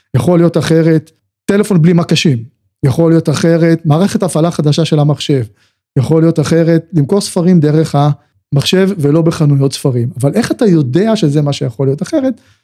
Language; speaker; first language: Hebrew; native; Hebrew